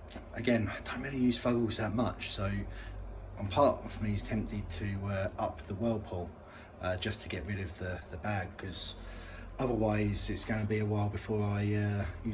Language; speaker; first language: English; native; English